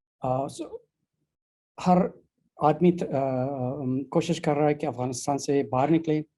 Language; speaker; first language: Hindi; non-native, learner; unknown